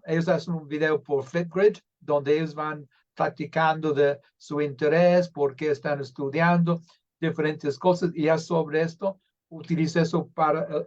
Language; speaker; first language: Spanish; non-native, fluent; English